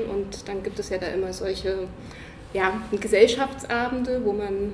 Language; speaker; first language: German; native; German